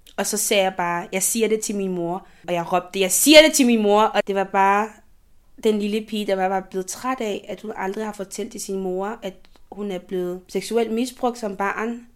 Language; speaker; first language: Danish; early bilingual, other home language; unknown